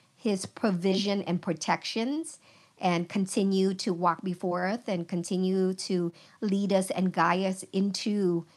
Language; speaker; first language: English; early bilingual, other home language; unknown